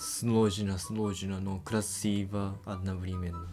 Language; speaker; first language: Russian; non-native, fluent; Japanese